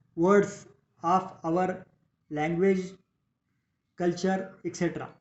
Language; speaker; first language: English; non-native, local second language; Kannada